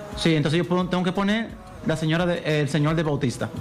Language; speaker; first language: Spanish; native; Spanish